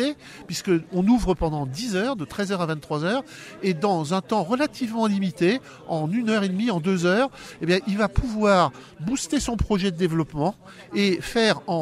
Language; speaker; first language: French; native; French